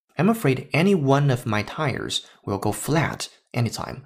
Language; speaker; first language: English; non-native, fluent; Chinese